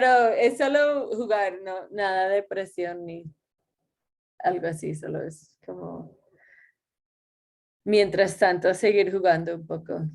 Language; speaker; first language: Spanish; non-native, fluent; English